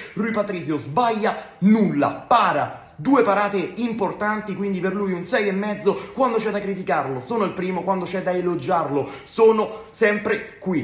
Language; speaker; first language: Italian; native; Italian